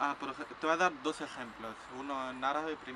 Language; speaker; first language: Spanish; non-native, local second language; Arabic